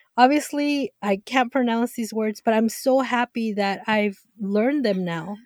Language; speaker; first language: English; early bilingual, other home language; Spanish